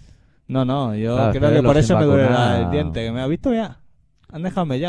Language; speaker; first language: Spanish; native; Spanish